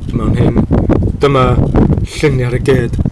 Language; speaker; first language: Welsh; native; Welsh